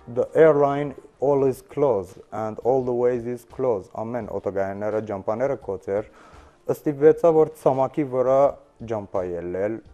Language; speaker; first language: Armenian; early bilingual, heritage; Armenian